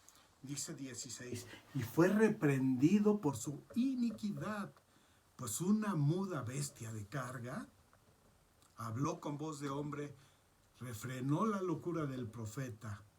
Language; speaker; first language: Spanish; native; Spanish